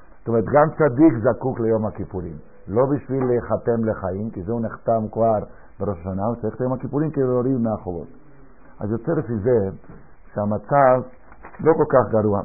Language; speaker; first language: Hebrew; non-native, fluent; Spanish